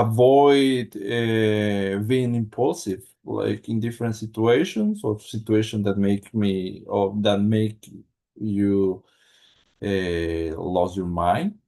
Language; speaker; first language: English; non-native, learner; Spanish